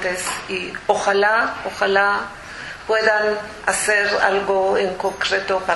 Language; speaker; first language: Spanish; non-native, fluent; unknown